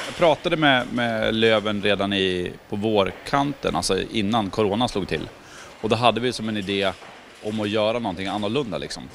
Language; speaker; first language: Swedish; native; Swedish